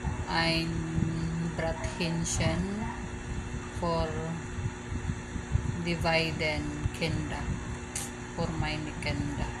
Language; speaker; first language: German; non-native, learner; English